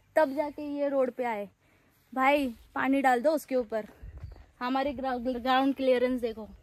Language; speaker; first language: Hindi; non-native, local second language; Marathi